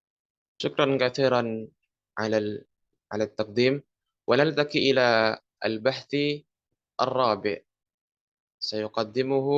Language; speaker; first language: Arabic; non-native, learner; Indonesian